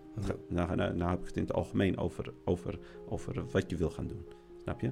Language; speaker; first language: Dutch; native; Dutch